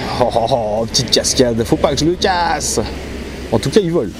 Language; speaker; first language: French; native; French